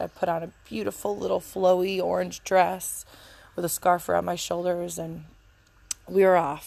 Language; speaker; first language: English; native; English